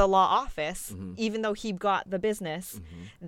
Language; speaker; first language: English; native; English